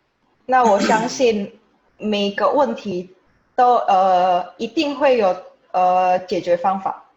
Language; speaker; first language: Chinese; non-native, fluent; Indonesian